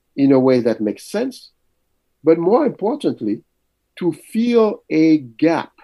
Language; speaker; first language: English; early bilingual, other home language; French